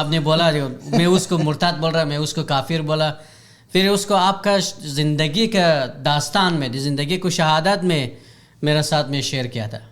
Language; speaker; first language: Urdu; non-native, learner; Hazaragi